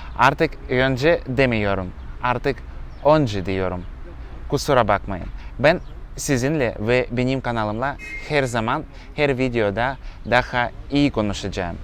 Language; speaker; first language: Turkish; non-native, learner; Russian